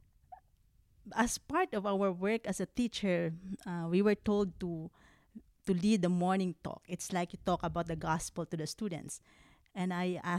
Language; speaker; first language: English; non-native, local second language; Hiligaynon